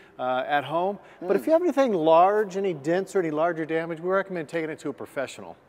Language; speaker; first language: English; native; English